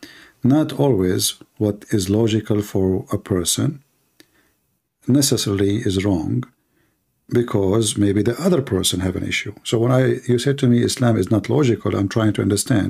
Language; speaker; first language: English; non-native, fluent; Arabic